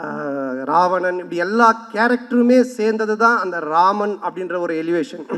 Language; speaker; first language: Tamil; native; Tamil